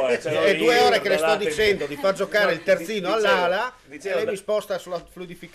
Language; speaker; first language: Italian; native; Italian